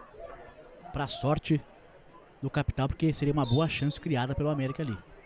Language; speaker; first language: Portuguese; native; Portuguese